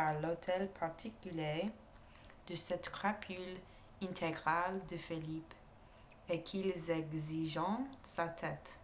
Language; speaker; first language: French; non-native, learner; English